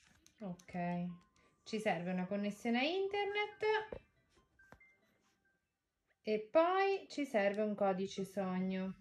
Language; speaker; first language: Italian; native; Italian